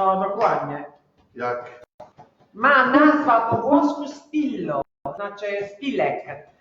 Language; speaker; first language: Polish; non-native, learner; Italian